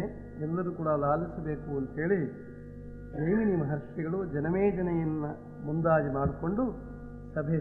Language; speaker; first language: Kannada; native; Kannada